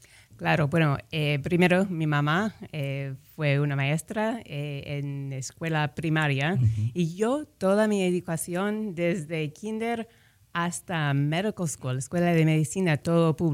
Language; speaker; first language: Spanish; non-native, fluent; English